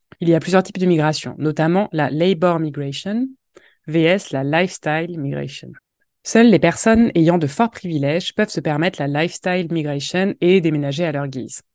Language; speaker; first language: French; native; French